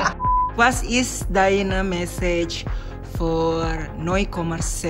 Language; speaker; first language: German; non-native, learner; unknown